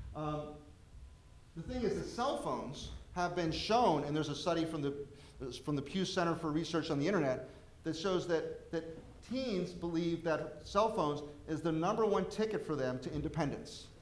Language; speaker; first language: English; native; English